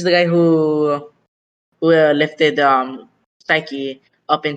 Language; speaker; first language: English; non-native, local second language; Filipino